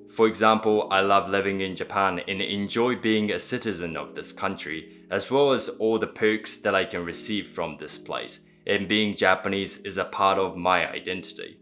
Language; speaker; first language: English; early bilingual, other home language; Japanese